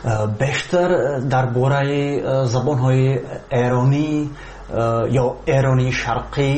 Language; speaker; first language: Persian; non-native, fluent; Czech